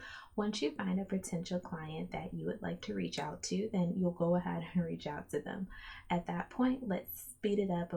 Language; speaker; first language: English; native; English